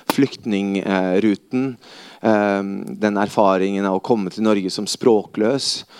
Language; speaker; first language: Norwegian; early bilingual, other home language; Spanish